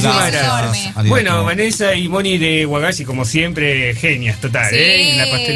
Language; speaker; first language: Spanish; native; Spanish